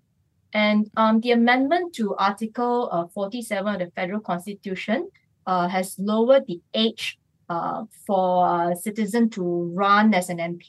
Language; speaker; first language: English; non-native, local second language; Chinese